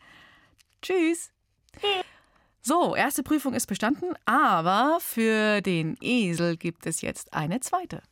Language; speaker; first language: German; native; German